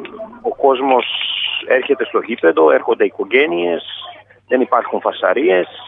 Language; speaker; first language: Greek; non-native, fluent; Serbian